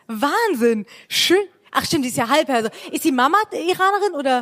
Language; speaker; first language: German; early bilingual, other home language; Persian